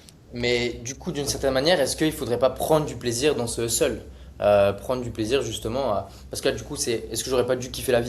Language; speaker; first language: French; native; French